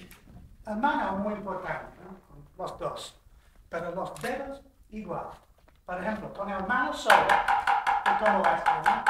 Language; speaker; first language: Spanish; non-native, learner; English